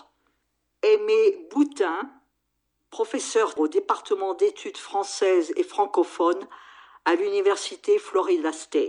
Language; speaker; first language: French; native; French